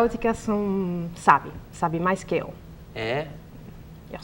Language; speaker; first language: Portuguese; non-native, learner; Italian